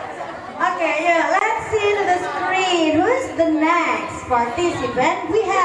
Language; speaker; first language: English; non-native, fluent; Indonesian